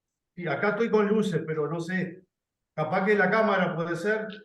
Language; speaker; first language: Spanish; native; Spanish